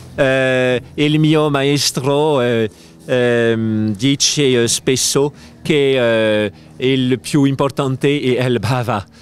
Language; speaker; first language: Italian; non-native, learner; French